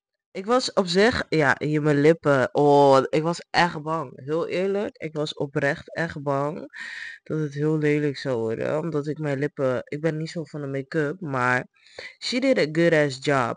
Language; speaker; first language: Dutch; native; Dutch